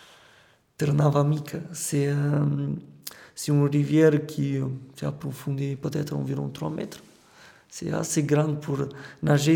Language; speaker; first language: French; non-native, fluent; Romanian